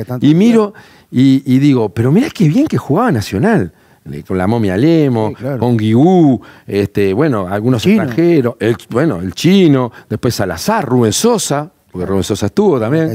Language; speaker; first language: Spanish; native; Spanish